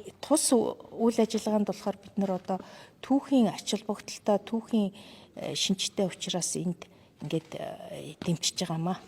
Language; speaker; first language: Mongolian; non-native, fluent; Russian